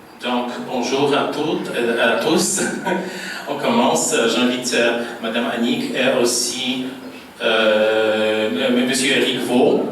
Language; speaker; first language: French; non-native, fluent; Polish